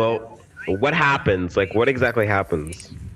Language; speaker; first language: English; native; English